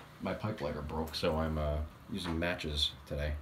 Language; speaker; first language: English; native; English